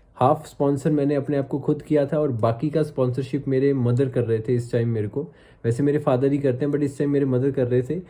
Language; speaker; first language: Hindi; native; Hindi